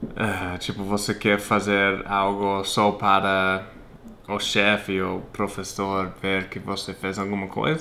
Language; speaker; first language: Portuguese; non-native, fluent; English